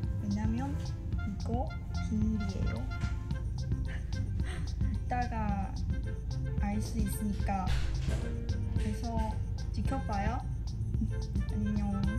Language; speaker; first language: Korean; non-native, learner; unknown